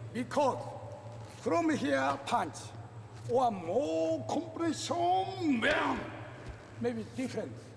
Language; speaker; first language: English; non-native, learner; Japanese